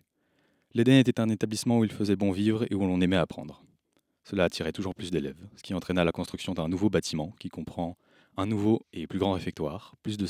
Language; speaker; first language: French; native; French